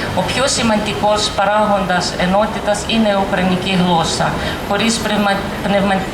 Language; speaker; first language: Greek; non-native, fluent; Ukrainian